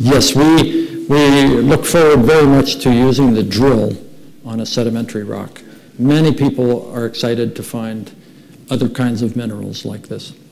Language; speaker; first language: English; native; English